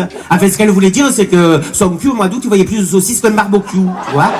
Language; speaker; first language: French; native; French